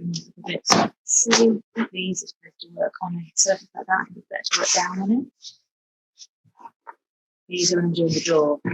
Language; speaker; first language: English; native; English